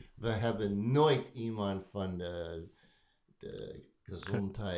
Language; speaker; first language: Dutch; non-native, learner; English